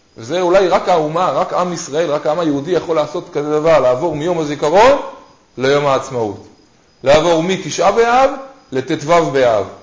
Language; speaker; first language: Hebrew; native; Hebrew